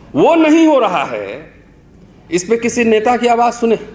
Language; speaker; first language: Hindi; native; Hindi